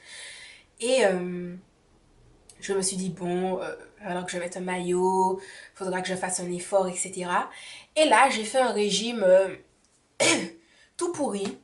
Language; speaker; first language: French; native; French